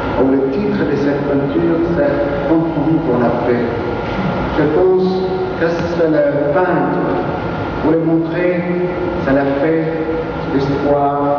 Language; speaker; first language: French; non-native, fluent; Arabic